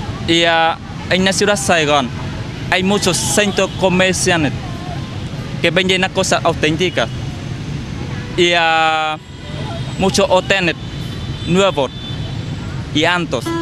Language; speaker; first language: Spanish; non-native, learner; Vietnamese